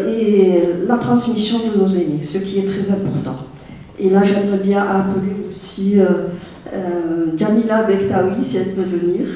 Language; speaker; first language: French; native; French